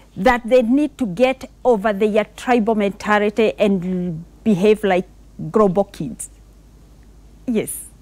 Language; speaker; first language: English; non-native, local second language; Kikuyu